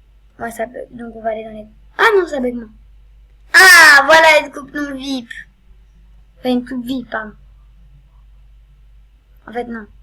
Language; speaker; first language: French; native; French